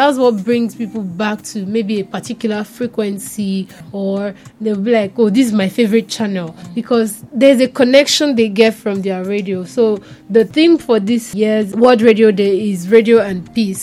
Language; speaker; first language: English; non-native, local second language; Nigerian Pidgin